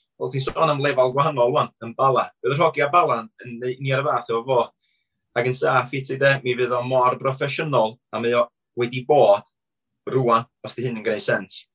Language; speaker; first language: Welsh; native; Welsh